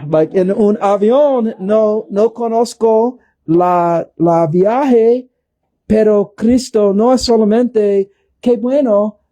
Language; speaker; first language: Spanish; non-native, learner; English